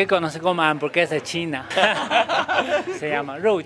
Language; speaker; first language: Spanish; non-native, learner; Chinese